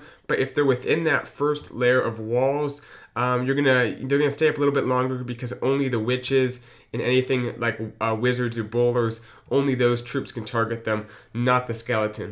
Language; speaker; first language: English; native; English